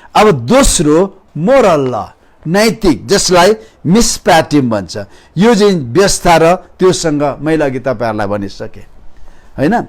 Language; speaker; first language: Nepali; non-native, local second language; Limbu